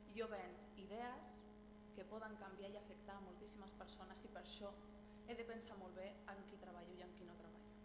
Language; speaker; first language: Catalan; non-native, local second language; Spanish